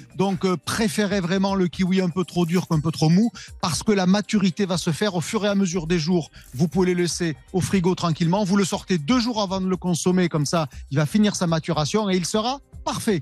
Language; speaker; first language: French; native; French